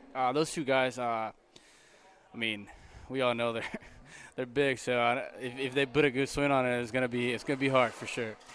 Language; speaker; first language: English; non-native, fluent; Spanish